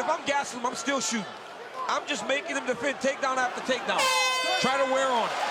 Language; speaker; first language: English; native; English